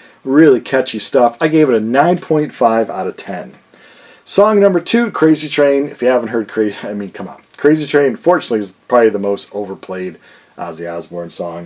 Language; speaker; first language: English; native; English